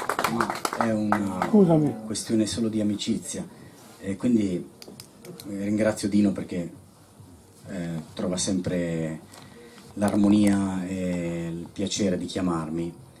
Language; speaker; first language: Italian; native; Italian